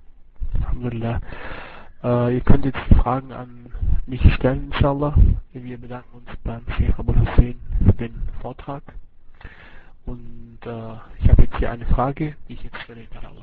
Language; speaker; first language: German; native; German